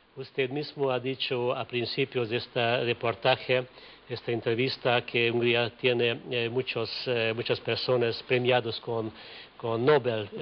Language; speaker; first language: Spanish; non-native, fluent; Hungarian